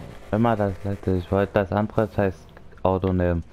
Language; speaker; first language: German; native; German